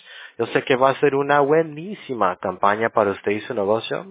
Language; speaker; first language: Spanish; early bilingual, heritage; Spanish